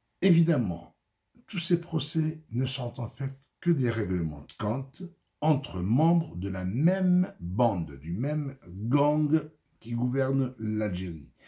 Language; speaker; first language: French; non-native, local second language; Arabic